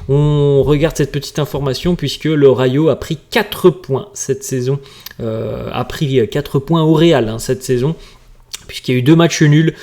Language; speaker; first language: French; native; French